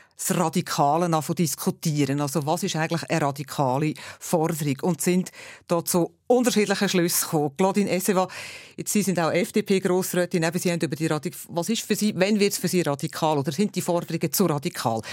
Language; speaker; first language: German; native; German